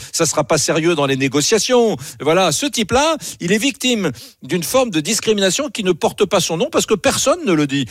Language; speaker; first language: French; native; French